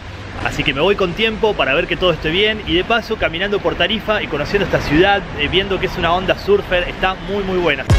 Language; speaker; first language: Spanish; native; Spanish